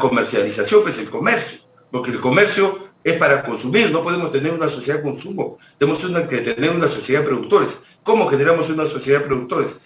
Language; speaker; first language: Spanish; native; Spanish